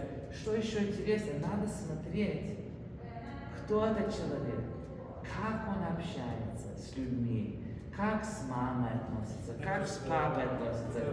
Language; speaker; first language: Russian; non-native, fluent; English